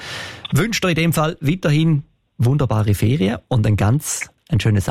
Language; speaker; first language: German; native; German